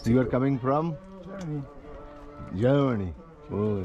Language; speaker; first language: English; non-native, learner; Bangla